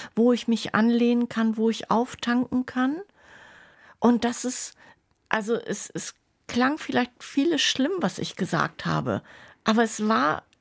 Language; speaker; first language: German; native; German